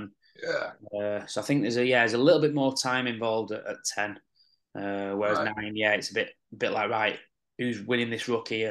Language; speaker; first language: English; native; English